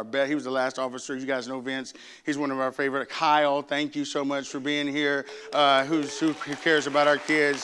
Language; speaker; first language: English; native; English